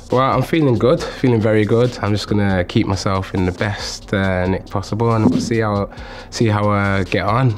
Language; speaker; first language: English; native; English